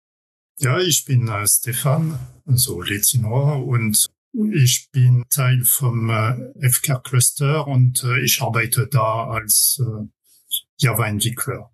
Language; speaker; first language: German; non-native, fluent; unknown